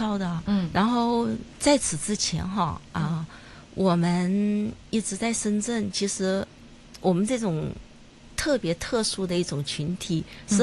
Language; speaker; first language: Chinese; native; Chinese